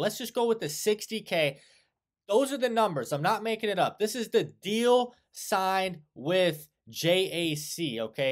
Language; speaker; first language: English; native; English